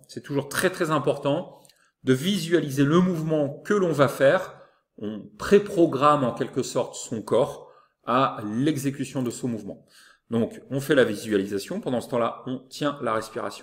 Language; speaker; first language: French; native; French